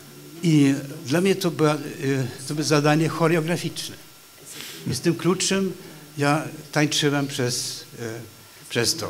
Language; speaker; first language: Polish; non-native, fluent; Swedish